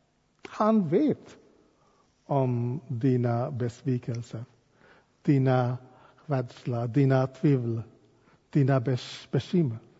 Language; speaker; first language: Swedish; non-native, fluent; English